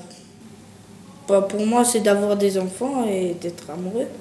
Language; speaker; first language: French; early bilingual, other home language; Chechen